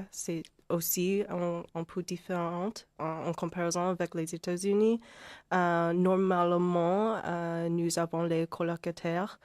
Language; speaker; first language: French; non-native, learner; English